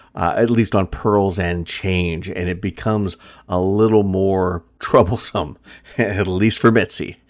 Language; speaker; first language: English; early bilingual, other home language; German